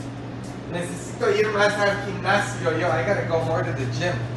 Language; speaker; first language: Spanish; non-native, fluent; English